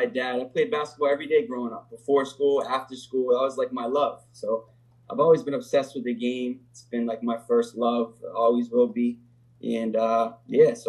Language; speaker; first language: English; native; English